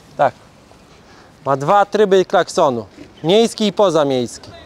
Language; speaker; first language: Polish; native; Polish